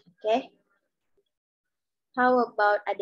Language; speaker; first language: English; non-native, learner; Indonesian